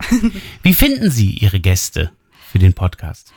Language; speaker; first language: German; native; German